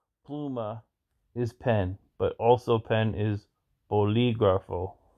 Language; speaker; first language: English; native; English